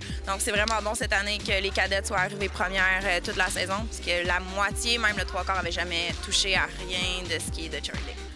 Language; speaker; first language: French; native; French